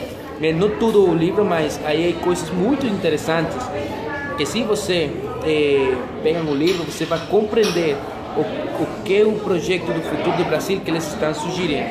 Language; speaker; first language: Portuguese; non-native, fluent; Spanish